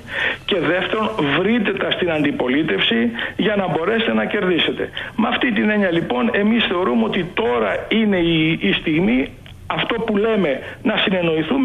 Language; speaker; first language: Greek; native; Greek